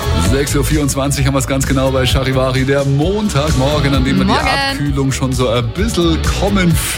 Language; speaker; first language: German; native; German